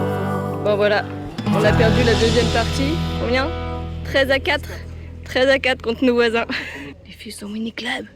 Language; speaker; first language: French; native; French